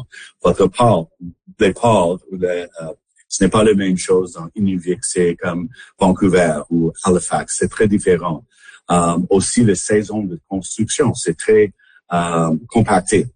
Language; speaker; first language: French; non-native, local second language; English